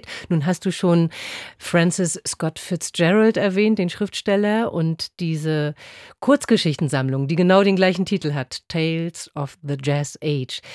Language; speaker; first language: German; native; German